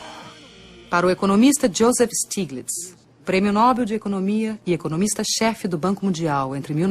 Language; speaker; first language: Portuguese; native; Portuguese